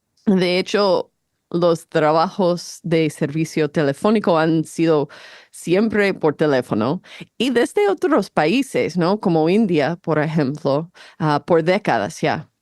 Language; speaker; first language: Spanish; non-native, fluent; English